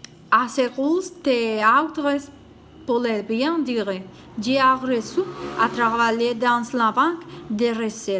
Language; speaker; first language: French; non-native, learner; Spanish